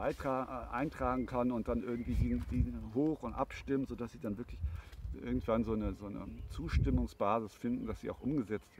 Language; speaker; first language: German; native; German